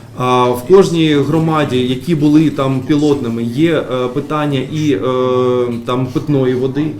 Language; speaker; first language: Ukrainian; native; Ukrainian